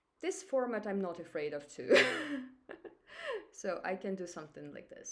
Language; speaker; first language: English; non-native, fluent; Russian